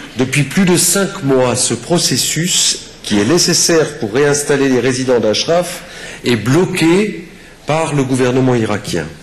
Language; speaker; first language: French; native; French